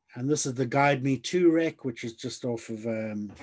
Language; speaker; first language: English; native; English